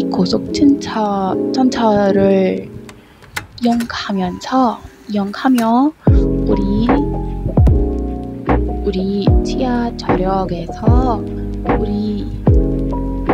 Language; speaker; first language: Korean; non-native, learner; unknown